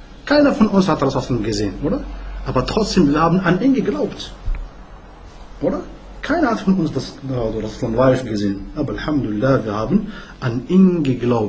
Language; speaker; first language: German; non-native, learner; Arabic